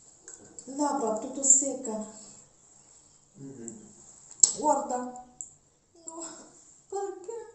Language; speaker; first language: Italian; non-native, learner; Mizo